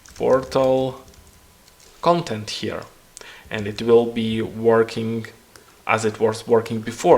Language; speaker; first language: English; non-native, fluent; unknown